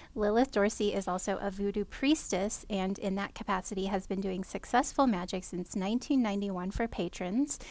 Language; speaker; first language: English; native; English